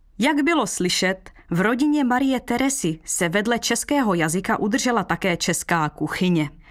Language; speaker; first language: Czech; native; Czech